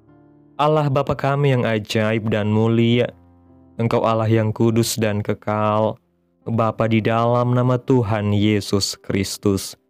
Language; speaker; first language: Indonesian; native; Indonesian